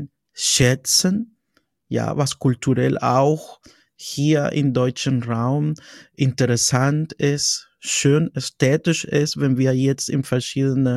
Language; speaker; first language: German; non-native, fluent; Spanish